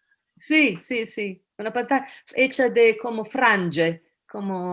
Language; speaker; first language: Spanish; non-native, fluent; Italian